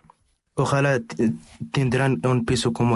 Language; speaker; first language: Spanish; non-native, learner; Arabic